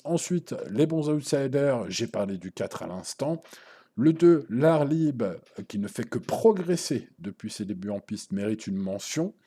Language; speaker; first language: French; native; French